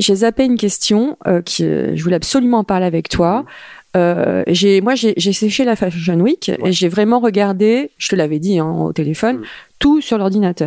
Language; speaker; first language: French; native; French